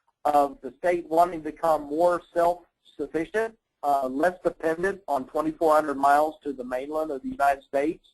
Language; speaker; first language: English; native; English